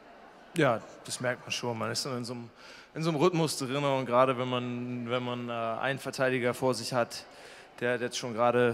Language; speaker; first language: German; native; German